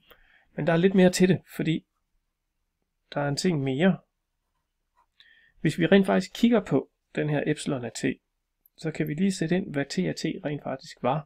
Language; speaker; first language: Danish; native; Danish